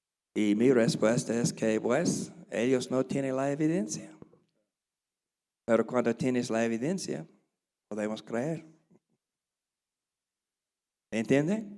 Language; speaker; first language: Spanish; non-native, learner; English